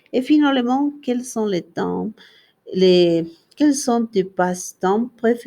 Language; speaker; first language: French; non-native, fluent; Spanish